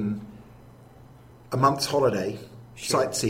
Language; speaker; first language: English; native; English